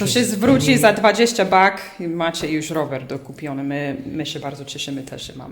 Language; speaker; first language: Polish; non-native, learner; English